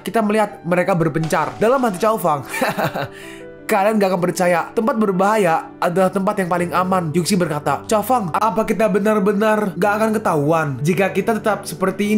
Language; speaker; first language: Indonesian; native; Indonesian